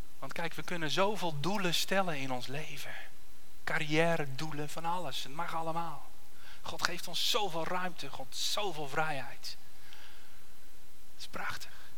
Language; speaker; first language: Dutch; native; Dutch